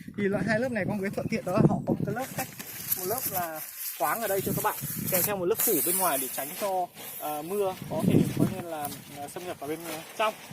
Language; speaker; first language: Vietnamese; native; Vietnamese